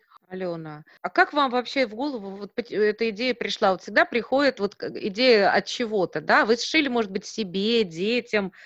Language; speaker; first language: Russian; native; Russian